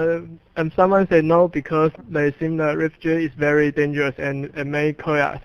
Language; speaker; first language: English; non-native, learner; Chinese